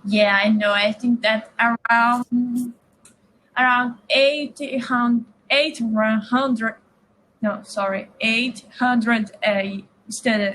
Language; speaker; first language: English; non-native, learner; Portuguese